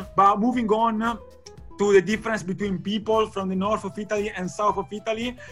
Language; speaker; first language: English; non-native, fluent; Italian